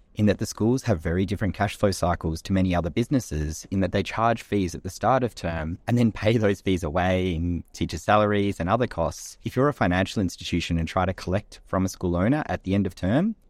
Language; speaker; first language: English; native; English